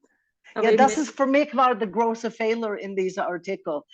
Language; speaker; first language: German; non-native, fluent; English